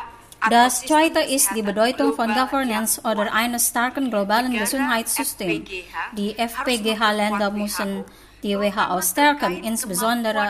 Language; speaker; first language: German; non-native, fluent; Indonesian